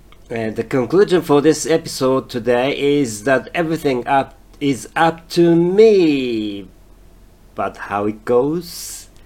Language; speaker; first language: English; non-native, fluent; Japanese